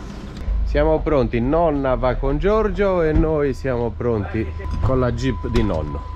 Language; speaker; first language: Italian; native; Italian